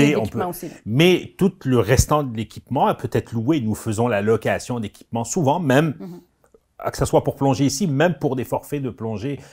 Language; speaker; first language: French; non-native, local second language; Arabic